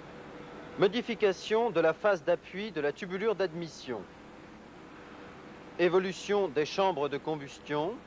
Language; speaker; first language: French; native; French